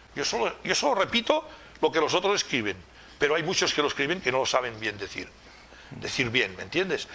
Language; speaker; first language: Spanish; non-native, local second language; Catalan